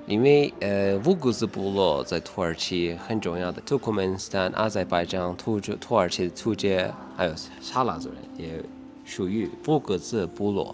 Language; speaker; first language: Chinese; non-native, fluent; Turkish